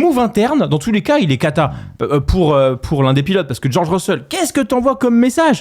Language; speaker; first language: French; native; French